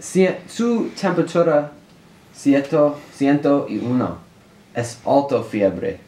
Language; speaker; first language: Spanish; non-native, learner; English